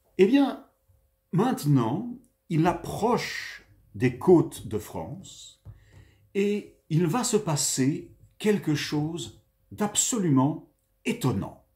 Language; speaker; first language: French; native; French